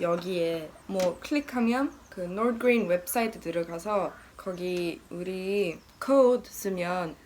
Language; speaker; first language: Korean; non-native, learner; Swedish